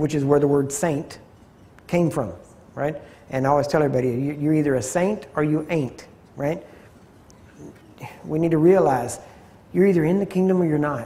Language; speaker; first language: English; native; English